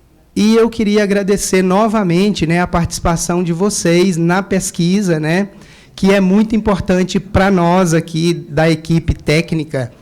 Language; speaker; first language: Portuguese; native; Portuguese